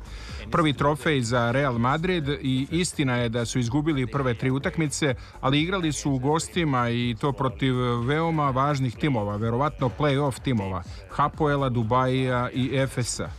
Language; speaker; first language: Serbian; native; Serbian